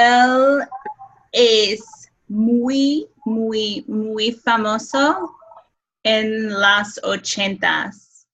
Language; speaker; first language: Spanish; non-native, fluent; English